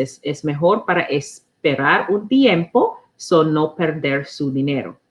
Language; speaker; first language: Spanish; non-native, learner; English